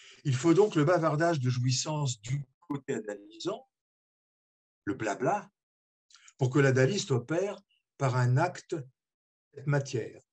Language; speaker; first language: French; native; French